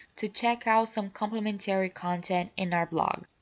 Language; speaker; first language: English; non-native, fluent; Portuguese